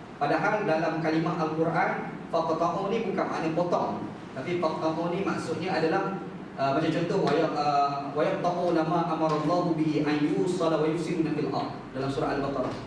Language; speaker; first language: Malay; native; Malay